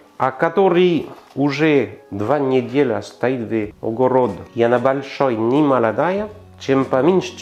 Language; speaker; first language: Russian; non-native, learner; French